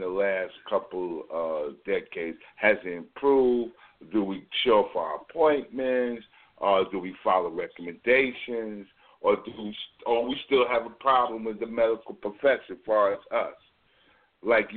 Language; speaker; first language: English; native; English